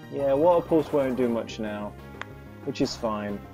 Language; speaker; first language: English; native; English